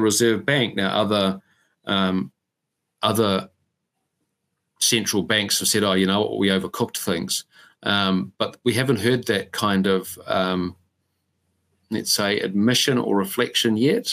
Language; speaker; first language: English; native; English